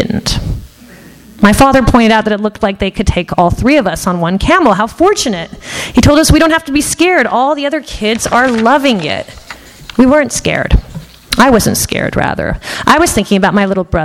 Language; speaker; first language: English; early bilingual, other home language; Persian